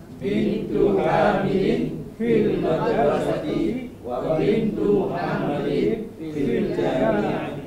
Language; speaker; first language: Arabic; non-native, learner; Malay